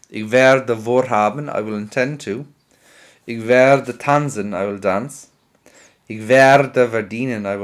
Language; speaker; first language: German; non-native, fluent; English